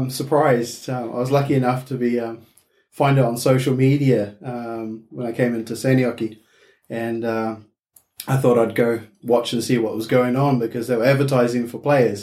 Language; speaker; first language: English; native; English